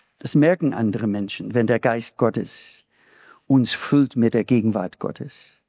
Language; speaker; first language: German; non-native, fluent; English